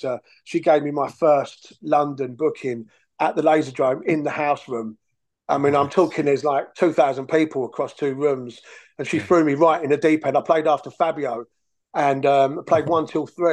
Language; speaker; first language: English; native; English